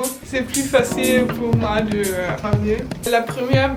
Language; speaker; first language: French; non-native, learner; German